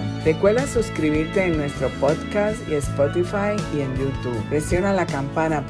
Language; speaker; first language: Spanish; native; Spanish